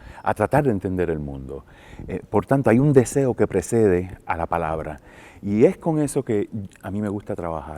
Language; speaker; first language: Spanish; native; Spanish